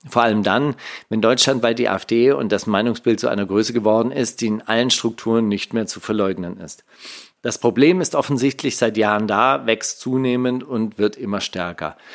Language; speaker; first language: German; native; German